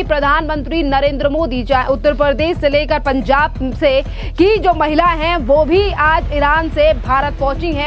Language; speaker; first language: Hindi; native; Hindi